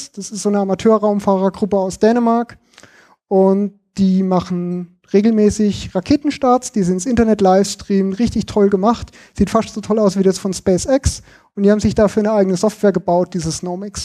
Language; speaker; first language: German; native; German